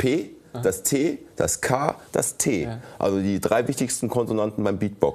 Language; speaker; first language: German; native; German